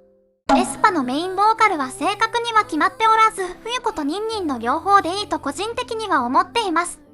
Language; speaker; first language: Japanese; native; Japanese